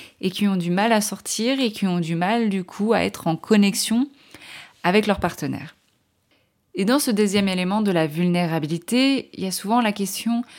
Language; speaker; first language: French; native; French